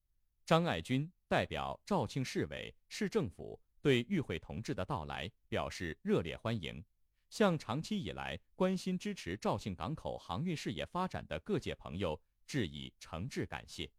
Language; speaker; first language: Chinese; native; Chinese